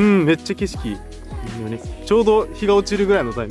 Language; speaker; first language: Japanese; native; Japanese